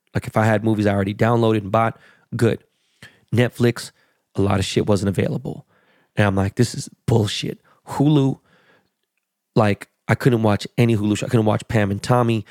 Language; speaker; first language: English; native; English